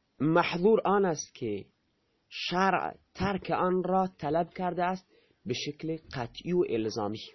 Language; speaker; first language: Persian; non-native, local second language; Baluchi